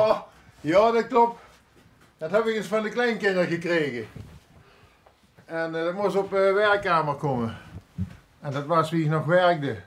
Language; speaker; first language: Dutch; native; Dutch